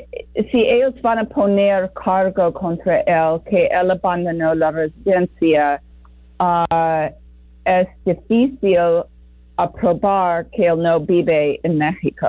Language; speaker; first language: Spanish; non-native, fluent; English